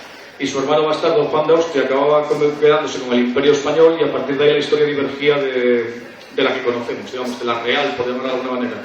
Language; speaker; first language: Spanish; native; Spanish